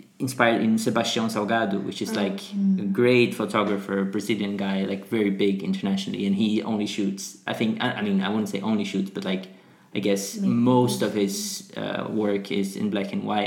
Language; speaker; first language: English; non-native, fluent; Portuguese